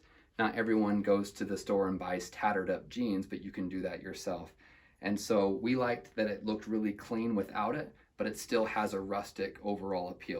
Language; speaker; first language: English; native; English